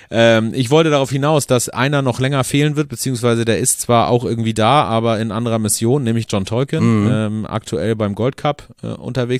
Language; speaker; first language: German; native; German